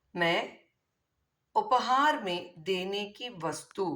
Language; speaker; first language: Hindi; non-native, local second language; Tamil